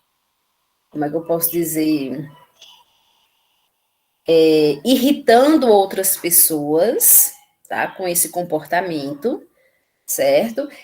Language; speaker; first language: Portuguese; native; Portuguese